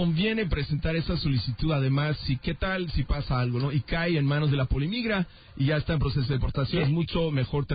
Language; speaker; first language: Spanish; native; Spanish